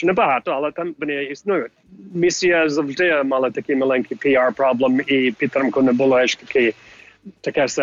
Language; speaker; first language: Ukrainian; early bilingual, heritage; English